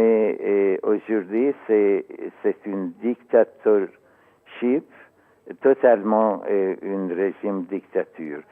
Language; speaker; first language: French; non-native, learner; Persian